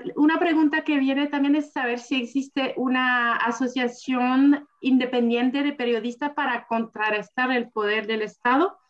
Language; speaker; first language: Spanish; non-native, fluent; French